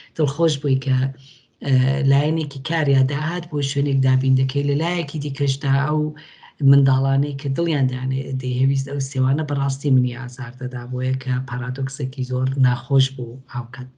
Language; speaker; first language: Central Kurdish; native; Central Kurdish